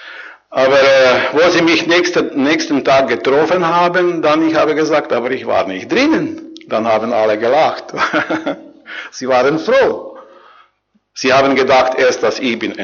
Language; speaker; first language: German; non-native, learner; Croatian